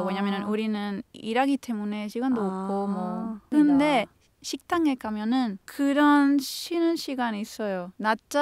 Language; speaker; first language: Korean; non-native, fluent; Spanish